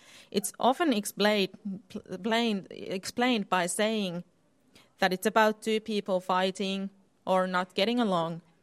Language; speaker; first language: English; non-native, fluent; Finnish